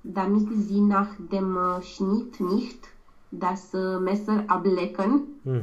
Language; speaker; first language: German; non-native, learner; Romanian